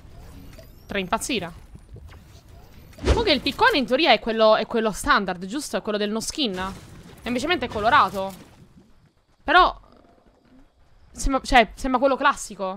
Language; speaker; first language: Italian; native; Italian